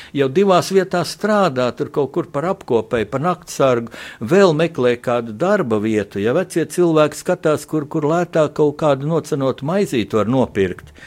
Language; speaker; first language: Latvian; native; Latvian